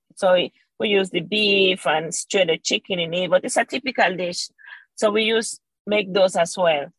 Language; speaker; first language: English; non-native, fluent; Spanish